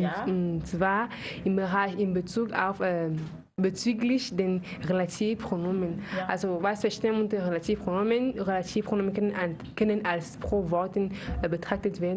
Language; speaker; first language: German; non-native, fluent; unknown